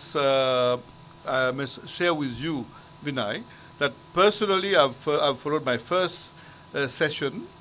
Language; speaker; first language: English; non-native, local second language; Morisyen